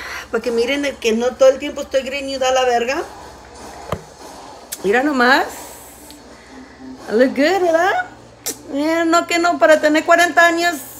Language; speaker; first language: Spanish; early bilingual, heritage; Spanish